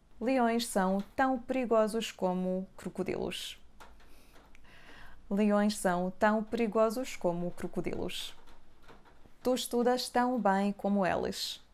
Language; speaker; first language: Portuguese; non-native, fluent; Serbian